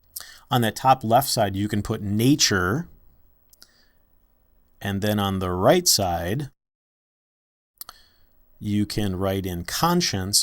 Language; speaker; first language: English; native; English